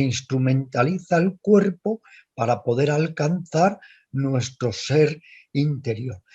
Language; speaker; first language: Spanish; native; Spanish